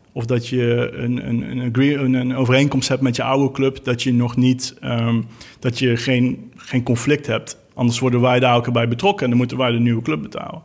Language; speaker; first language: Dutch; native; Dutch